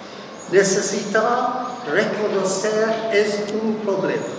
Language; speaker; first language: Spanish; non-native, fluent; English